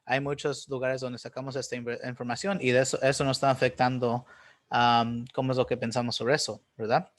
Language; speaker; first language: Spanish; early bilingual, heritage; Spanish